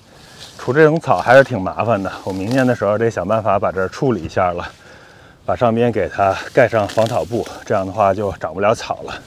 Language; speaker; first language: Chinese; native; Chinese